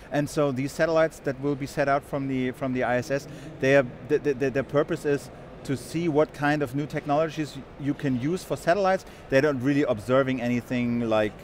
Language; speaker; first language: English; non-native, fluent; German